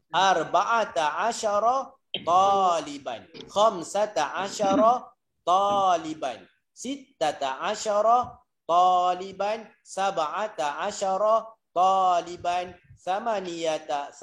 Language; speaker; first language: Arabic; non-native, fluent; Malay